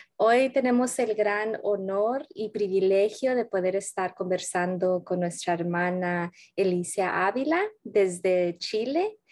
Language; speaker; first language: Spanish; early bilingual, heritage; Spanish